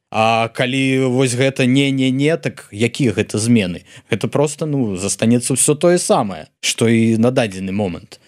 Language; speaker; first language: Belarusian; non-native, local second language; Russian